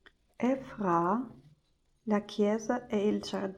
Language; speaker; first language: Italian; non-native, learner; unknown